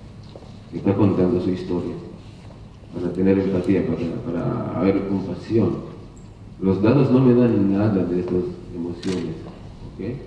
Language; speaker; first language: Spanish; non-native, learner; Hebrew